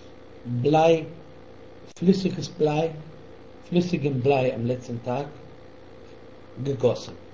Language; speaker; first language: German; non-native, fluent; Arabic